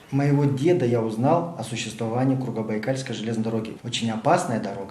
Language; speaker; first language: Russian; native; Russian